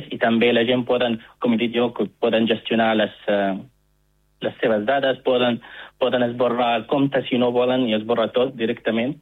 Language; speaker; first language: Catalan; non-native, fluent; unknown